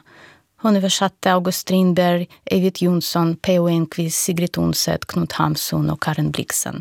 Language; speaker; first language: Swedish; non-native, fluent; Russian